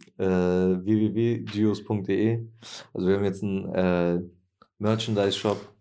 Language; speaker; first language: German; early bilingual, other home language; Turkish